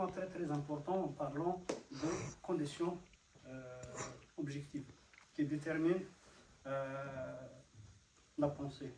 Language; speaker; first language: French; non-native, fluent; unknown